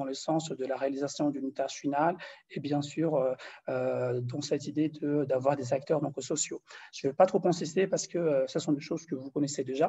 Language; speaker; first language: French; non-native, fluent; Portuguese